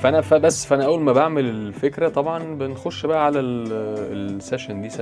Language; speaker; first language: Arabic; native; Arabic